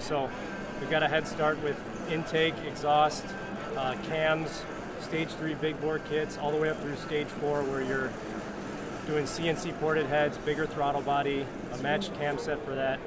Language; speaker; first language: English; native; English